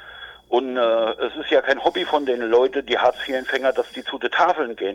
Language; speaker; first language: German; native; German